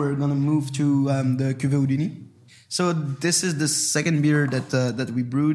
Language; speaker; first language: English; non-native, fluent; French